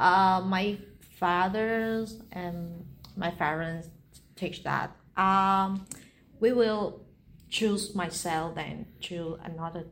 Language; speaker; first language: English; non-native, learner; Vietnamese